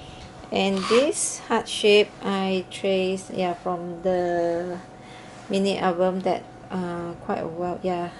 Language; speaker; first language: English; non-native, learner; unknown